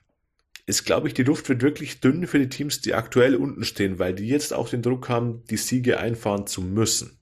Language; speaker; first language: German; native; German